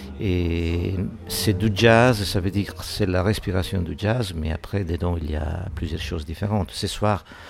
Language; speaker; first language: French; non-native, fluent; Italian